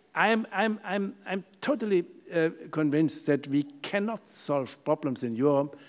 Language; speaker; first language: English; non-native, fluent; German